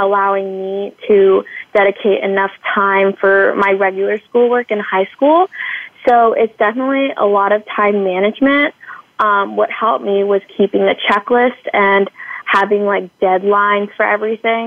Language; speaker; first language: English; native; English